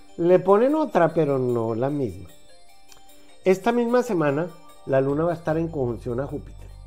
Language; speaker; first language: Spanish; native; Spanish